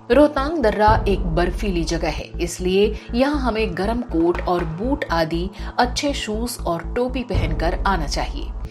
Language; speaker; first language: Hindi; native; Hindi